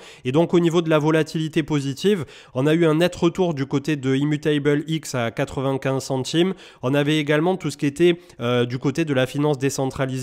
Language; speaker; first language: French; native; French